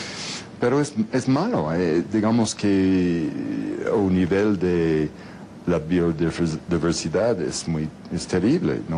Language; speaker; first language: Spanish; non-native, fluent; English